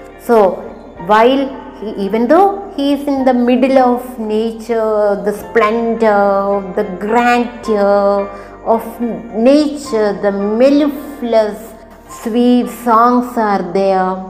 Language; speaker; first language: English; non-native, local second language; Malayalam